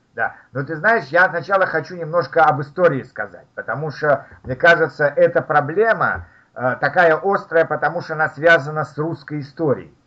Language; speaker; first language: Russian; native; Russian